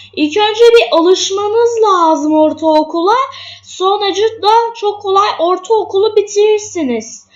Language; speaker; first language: Turkish; early bilingual, other home language; English